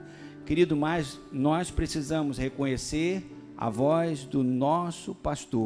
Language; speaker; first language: Portuguese; native; Portuguese